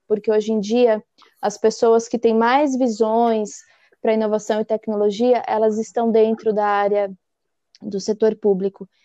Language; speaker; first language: Portuguese; native; Portuguese